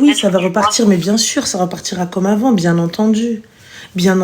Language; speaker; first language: French; early bilingual, other home language; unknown